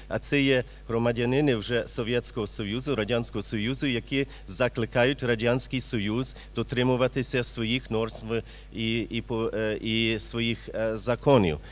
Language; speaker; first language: Ukrainian; early bilingual, heritage; Ukrainian